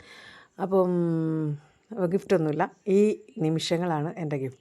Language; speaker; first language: Malayalam; native; Malayalam